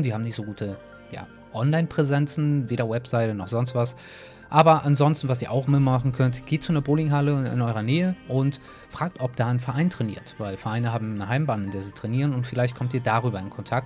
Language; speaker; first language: German; native; German